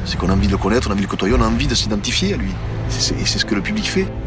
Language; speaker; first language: French; native; French